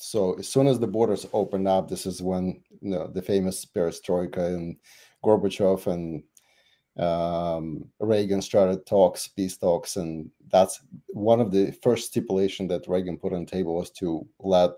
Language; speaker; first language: English; non-native, fluent; Russian